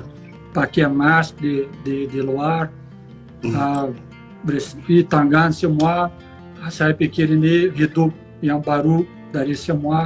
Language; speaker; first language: Indonesian; non-native, fluent; Portuguese